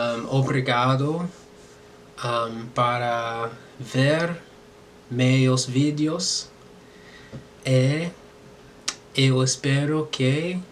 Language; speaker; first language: Portuguese; non-native, learner; English